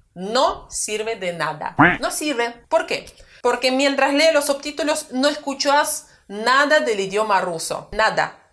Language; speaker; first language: Spanish; non-native, fluent; Russian